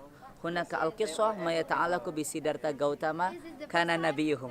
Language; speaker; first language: Arabic; non-native, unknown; Indonesian